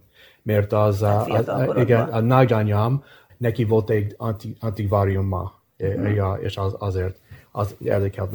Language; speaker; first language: Hungarian; early bilingual, heritage; English